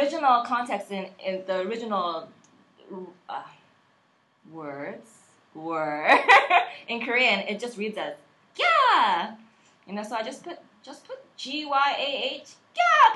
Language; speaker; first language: English; native; English